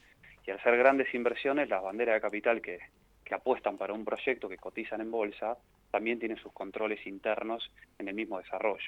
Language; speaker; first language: Spanish; native; Spanish